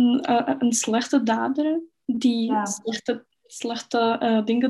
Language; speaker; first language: Dutch; non-native, fluent; Czech